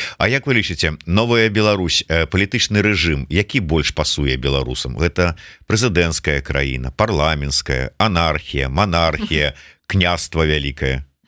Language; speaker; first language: Belarusian; non-native, local second language; Russian